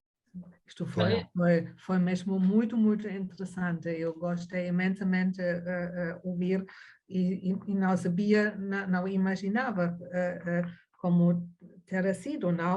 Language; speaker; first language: Portuguese; non-native, fluent; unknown